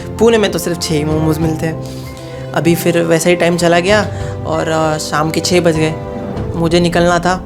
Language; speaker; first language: Hindi; non-native, local second language; Marathi